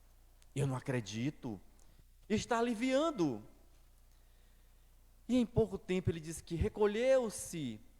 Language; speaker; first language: Portuguese; native; Portuguese